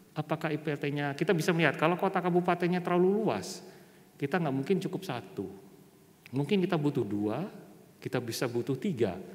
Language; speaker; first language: Indonesian; native; Indonesian